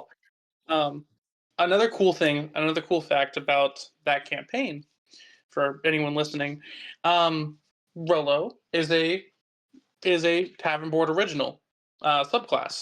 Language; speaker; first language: English; native; English